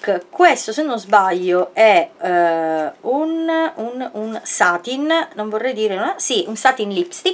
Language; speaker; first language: Italian; native; Italian